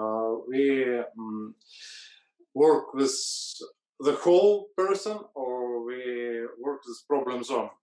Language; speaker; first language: English; non-native, learner; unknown